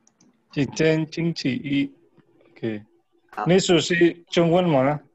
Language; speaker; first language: Chinese; non-native, learner; Indonesian